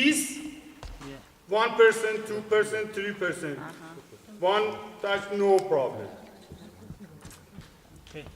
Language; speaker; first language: English; non-native, learner; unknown